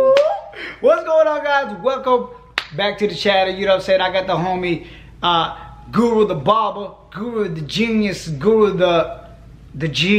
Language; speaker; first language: English; native; English